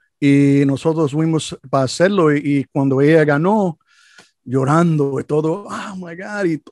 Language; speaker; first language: Spanish; non-native, learner; English